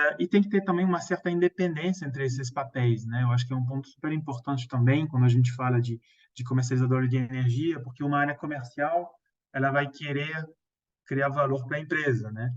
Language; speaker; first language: Portuguese; non-native, fluent; French